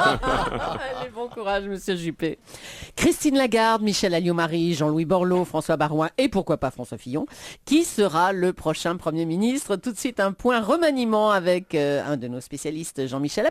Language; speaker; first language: French; native; French